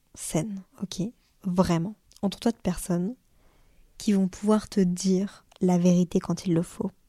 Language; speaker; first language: French; native; French